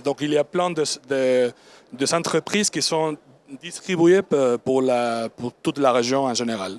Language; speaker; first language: French; non-native, learner; Spanish